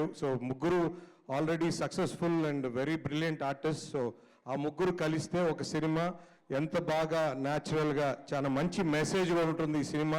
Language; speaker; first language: Telugu; native; Telugu